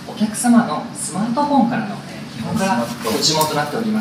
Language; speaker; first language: Japanese; native; Japanese